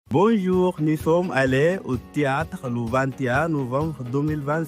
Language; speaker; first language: French; non-native, learner; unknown